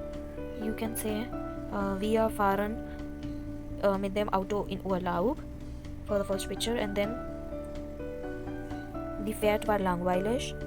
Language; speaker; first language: German; non-native, fluent; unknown